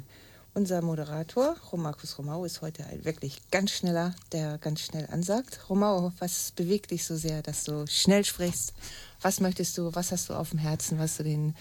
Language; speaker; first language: German; native; German